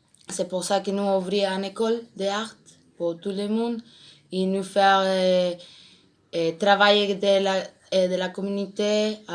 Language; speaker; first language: French; non-native, learner; Spanish